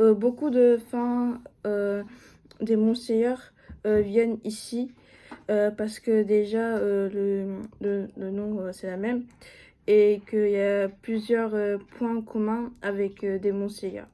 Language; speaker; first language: French; non-native, fluent; Japanese